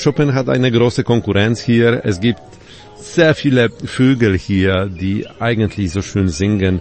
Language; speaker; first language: German; non-native, fluent; Polish